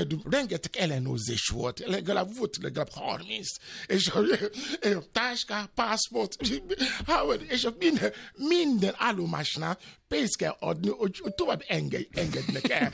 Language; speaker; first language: Hungarian; non-native, learner; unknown